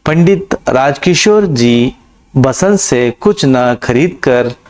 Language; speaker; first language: Hindi; non-native, local second language; Kannada